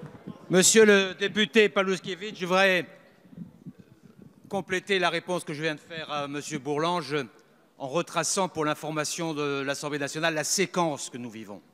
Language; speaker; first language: French; native; French